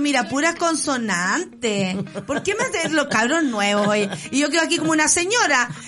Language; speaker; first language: Spanish; native; Spanish